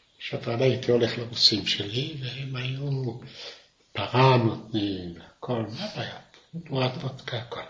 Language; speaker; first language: Hebrew; non-native, fluent; Yiddish